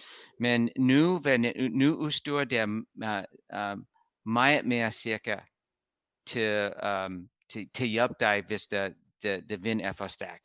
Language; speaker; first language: Danish; non-native, learner; English